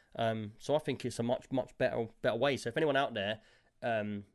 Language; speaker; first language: English; native; English